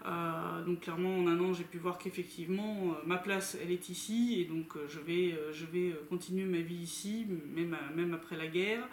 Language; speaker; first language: French; native; French